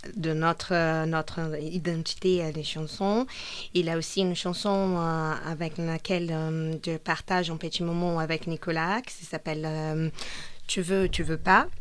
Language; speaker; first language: French; non-native, fluent; Portuguese